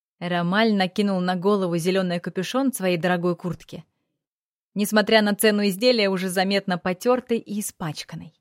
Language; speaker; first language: Russian; native; Russian